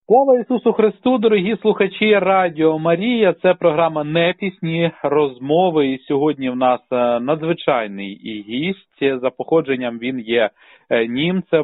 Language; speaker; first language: Ukrainian; native; Ukrainian